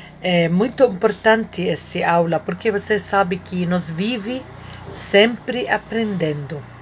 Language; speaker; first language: Portuguese; non-native, learner; Arabic